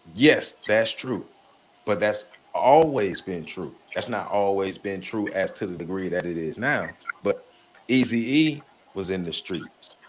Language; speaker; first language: English; native; English